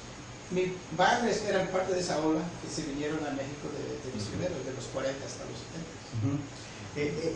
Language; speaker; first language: Spanish; native; Spanish